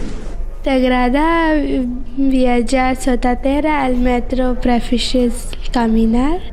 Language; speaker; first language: Catalan; non-native, learner; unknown